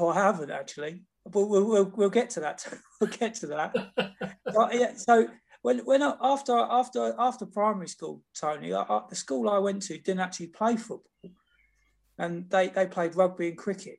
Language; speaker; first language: English; native; English